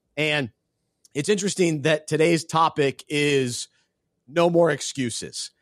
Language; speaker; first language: English; native; English